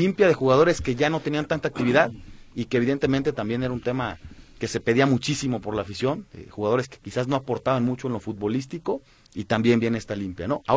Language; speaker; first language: Spanish; native; Spanish